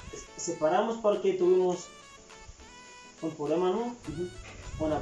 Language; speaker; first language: Spanish; non-native, fluent; Haitian Creole